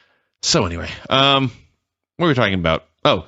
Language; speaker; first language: English; native; English